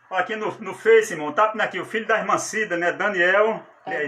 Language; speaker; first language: Portuguese; native; Portuguese